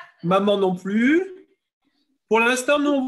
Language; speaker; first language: French; native; French